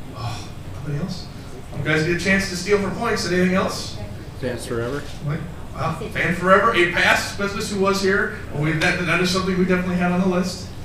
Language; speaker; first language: English; native; English